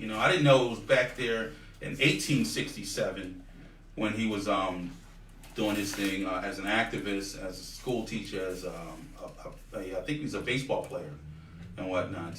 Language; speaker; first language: English; native; English